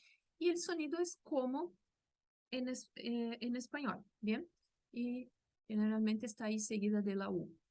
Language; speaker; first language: Spanish; non-native, fluent; Portuguese